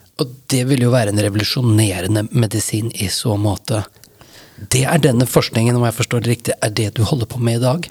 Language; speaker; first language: Norwegian; native; Norwegian